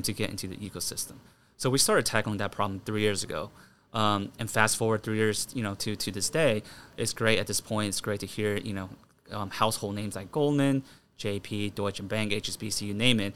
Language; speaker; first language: English; native; English